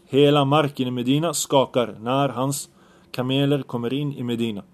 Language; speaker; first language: Swedish; early bilingual, other home language; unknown